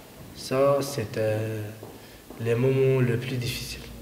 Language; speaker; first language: French; non-native, fluent; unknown